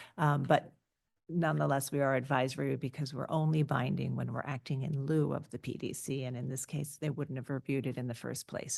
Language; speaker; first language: English; native; English